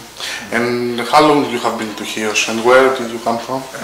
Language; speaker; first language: English; non-native, learner; Greek